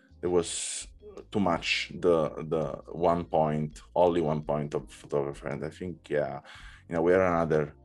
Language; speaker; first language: English; non-native, learner; Italian